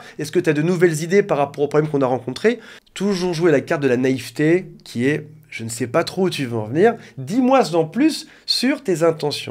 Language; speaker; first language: French; native; French